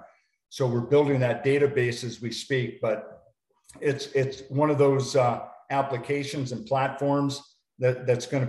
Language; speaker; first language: English; native; English